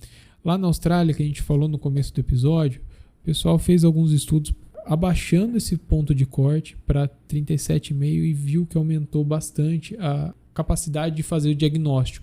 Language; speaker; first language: Portuguese; native; Portuguese